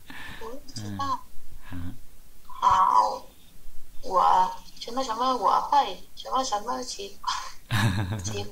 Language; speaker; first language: Chinese; non-native, learner; Vietnamese